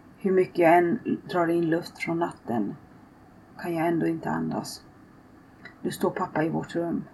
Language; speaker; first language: Swedish; early bilingual, other home language; Finnish